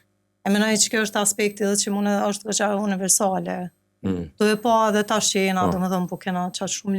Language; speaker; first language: Albanian; native; Albanian